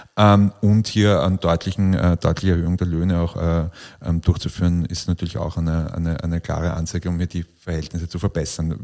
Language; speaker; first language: German; native; German